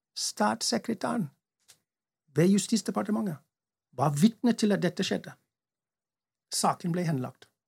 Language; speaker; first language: Norwegian; non-native, fluent; English